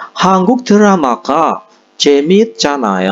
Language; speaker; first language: Korean; non-native, fluent; Indonesian